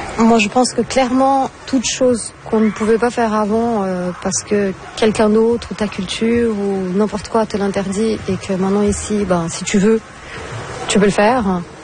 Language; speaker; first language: French; non-native, fluent; Portuguese